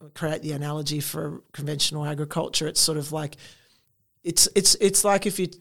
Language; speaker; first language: English; native; English